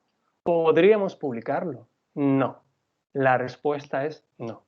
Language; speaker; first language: Spanish; native; Spanish